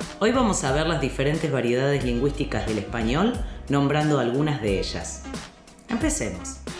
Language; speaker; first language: Spanish; native; Spanish